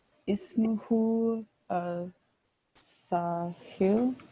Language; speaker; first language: Arabic; non-native, learner; English